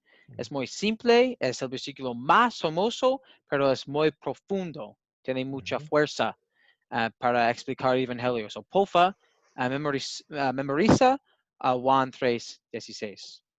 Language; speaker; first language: Spanish; non-native, learner; English